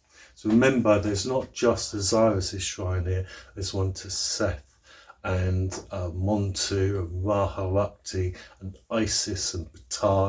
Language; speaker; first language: English; native; English